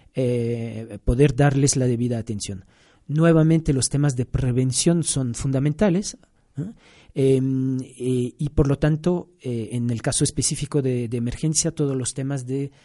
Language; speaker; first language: Spanish; non-native, fluent; French